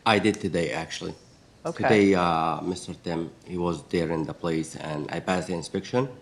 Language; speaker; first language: English; non-native, learner; Arabic